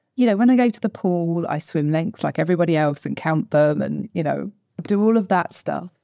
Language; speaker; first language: English; native; English